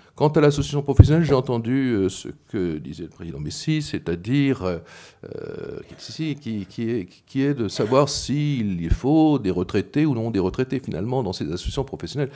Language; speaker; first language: French; native; French